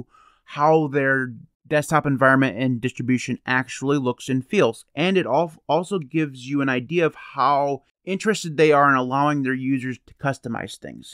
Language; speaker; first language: English; native; English